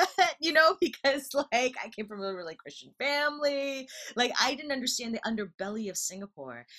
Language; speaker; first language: English; native; English